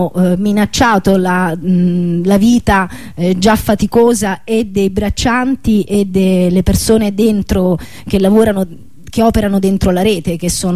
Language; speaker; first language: Italian; native; Italian